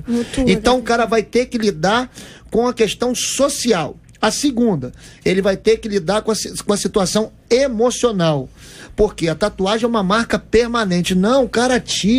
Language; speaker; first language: Portuguese; native; Portuguese